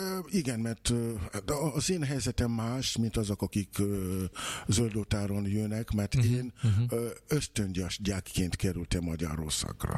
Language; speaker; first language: Hungarian; non-native, fluent; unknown